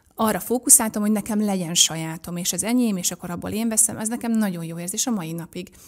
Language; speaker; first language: Hungarian; native; Hungarian